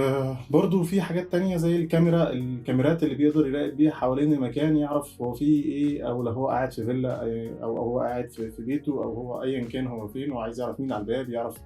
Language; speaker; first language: Arabic; native; Arabic